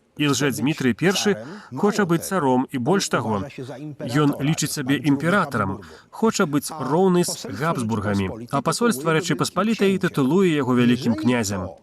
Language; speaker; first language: Belarusian; native; Belarusian